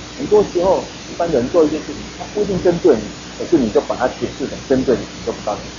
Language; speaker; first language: Chinese; native; Chinese